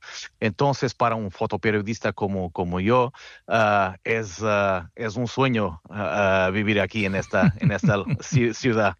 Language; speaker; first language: Spanish; non-native, fluent; Portuguese